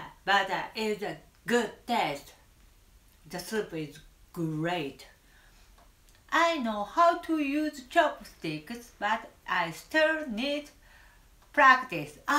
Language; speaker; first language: English; non-native, learner; Japanese